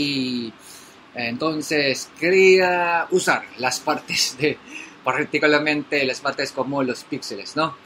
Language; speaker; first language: Spanish; non-native, learner; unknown